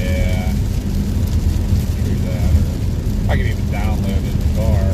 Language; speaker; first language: English; native; English